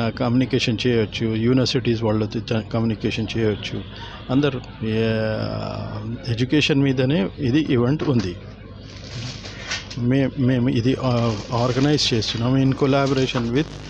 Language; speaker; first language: Telugu; non-native, local second language; Urdu